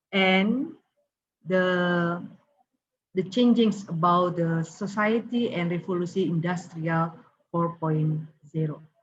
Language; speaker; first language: English; non-native, learner; Indonesian